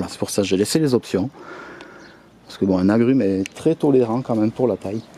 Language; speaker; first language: French; native; French